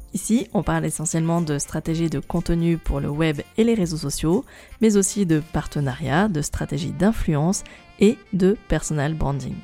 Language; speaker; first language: French; native; French